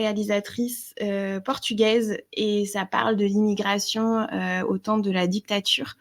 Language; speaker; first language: French; native; French